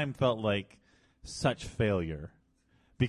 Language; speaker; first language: English; native; English